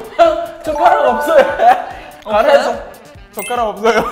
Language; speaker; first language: Korean; non-native, learner; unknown